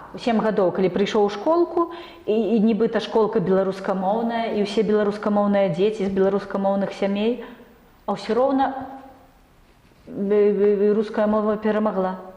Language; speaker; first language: Belarusian; non-native, local second language; Russian